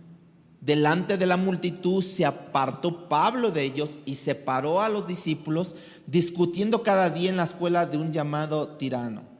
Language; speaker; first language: Spanish; native; Spanish